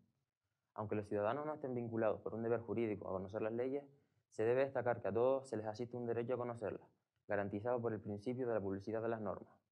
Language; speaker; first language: Spanish; native; Spanish